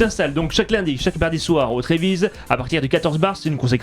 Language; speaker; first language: French; native; French